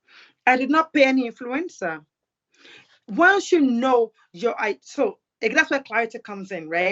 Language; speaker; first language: English; non-native, local second language; Yoruba